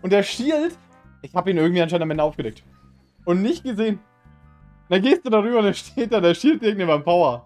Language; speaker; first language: German; native; German